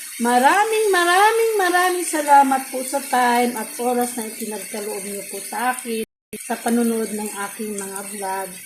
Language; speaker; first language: Filipino; native; Filipino